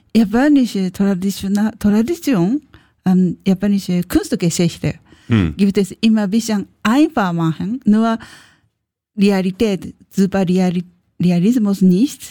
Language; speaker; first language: German; non-native, learner; Japanese